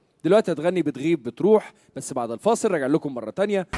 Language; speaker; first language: Arabic; native; Arabic